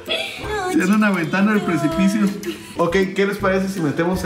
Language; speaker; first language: Spanish; native; Spanish